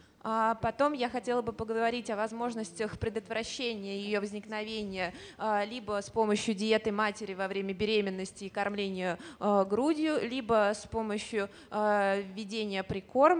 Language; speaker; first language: Russian; native; Russian